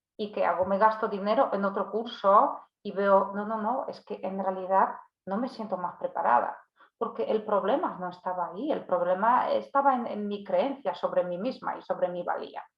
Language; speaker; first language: Spanish; non-native, fluent; Polish